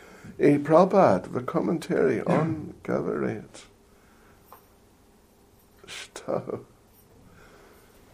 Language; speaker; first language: Russian; non-native, learner; English